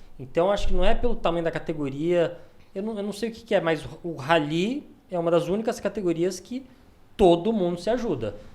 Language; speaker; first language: Portuguese; early bilingual, other home language; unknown